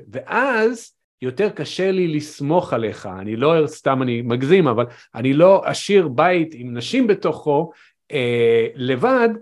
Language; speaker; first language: Hebrew; native; Hebrew